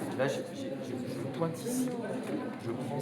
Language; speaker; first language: French; native; French